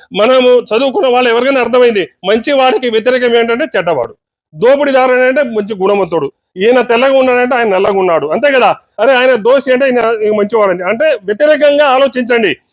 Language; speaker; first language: Telugu; native; Telugu